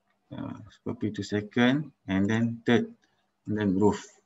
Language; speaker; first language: English; non-native, local second language; Malay